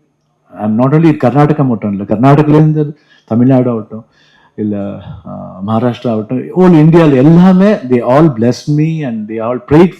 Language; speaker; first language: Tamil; non-native, local second language; Kannada